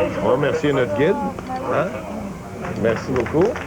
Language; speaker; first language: French; native; French